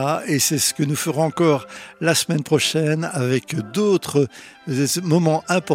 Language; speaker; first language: French; native; French